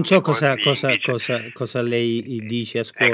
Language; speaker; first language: Italian; native; Italian